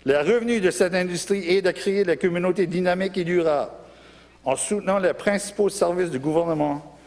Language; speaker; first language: French; non-native, local second language; English